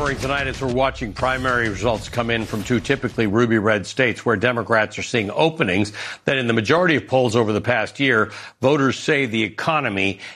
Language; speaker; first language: English; native; English